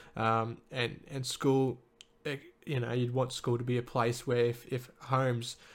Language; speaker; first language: English; native; English